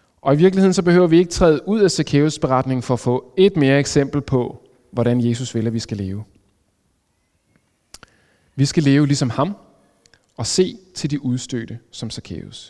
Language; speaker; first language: Danish; native; Danish